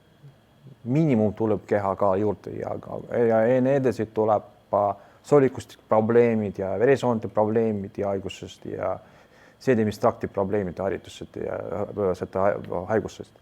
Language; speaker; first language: Estonian; non-native, local second language; Russian